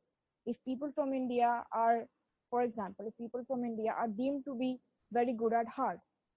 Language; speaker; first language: English; non-native, local second language; Bangla